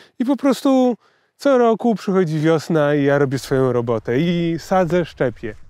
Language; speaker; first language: Polish; native; Polish